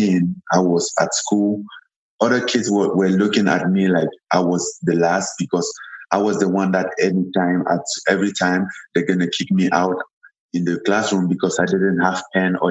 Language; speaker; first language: English; non-native, local second language; French